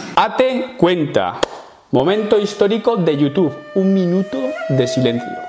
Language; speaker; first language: Spanish; native; Spanish